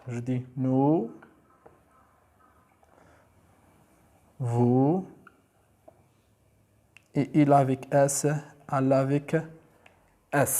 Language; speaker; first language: French; non-native, local second language; Arabic